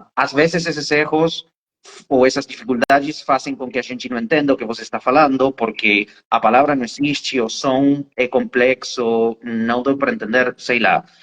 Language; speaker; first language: Portuguese; non-native, fluent; Spanish